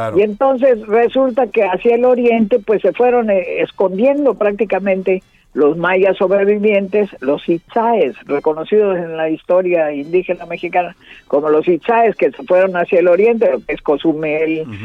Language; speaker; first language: Spanish; native; Spanish